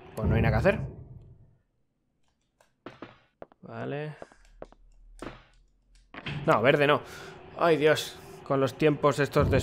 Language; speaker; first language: Spanish; native; Spanish